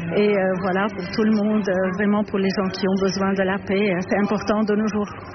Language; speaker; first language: French; non-native, local second language; Arabic